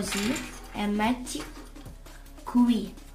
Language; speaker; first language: Italian; early bilingual, other home language; Russian